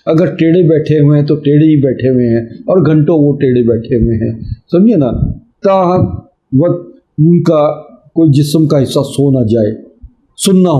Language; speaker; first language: Urdu; native; Urdu